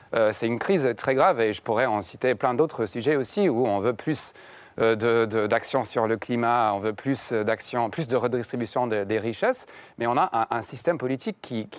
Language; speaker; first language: French; non-native, fluent; English